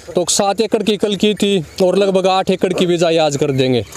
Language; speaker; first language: Hindi; native; Hindi